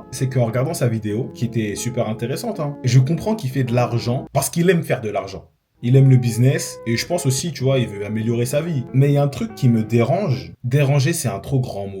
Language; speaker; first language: French; native; French